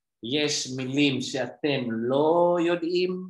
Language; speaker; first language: Hebrew; non-native, fluent; Indonesian